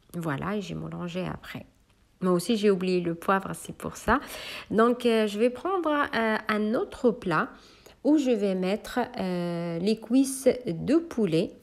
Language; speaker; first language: French; non-native, local second language; Arabic